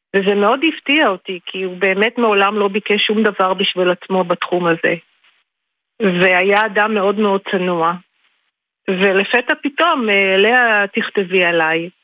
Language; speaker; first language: Hebrew; native; Hebrew